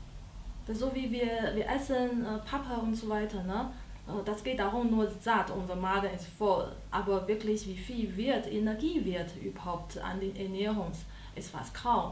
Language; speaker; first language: German; non-native, learner; Chinese